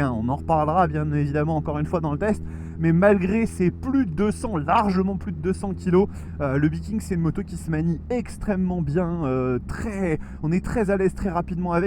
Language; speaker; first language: French; native; French